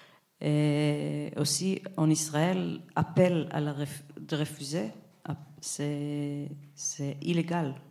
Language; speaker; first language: French; non-native, fluent; Hebrew